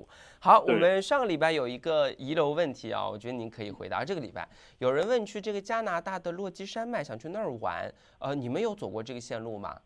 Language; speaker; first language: Chinese; native; Chinese